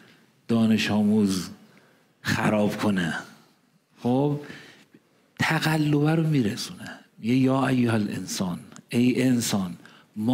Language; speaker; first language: Persian; native; Persian